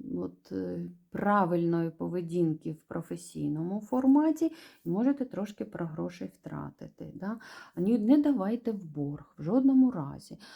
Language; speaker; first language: Ukrainian; non-native, local second language; Russian